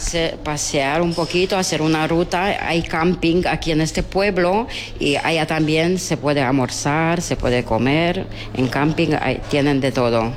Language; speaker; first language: Spanish; non-native, learner; Romanian